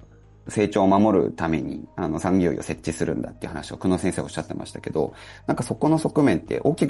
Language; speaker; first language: Japanese; native; Japanese